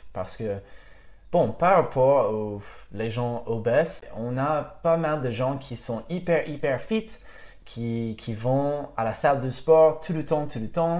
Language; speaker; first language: French; non-native, fluent; English